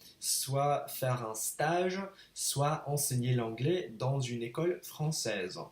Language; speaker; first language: French; non-native, fluent; English